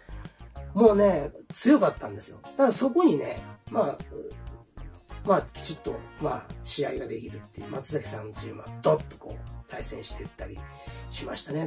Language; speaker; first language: Japanese; native; Japanese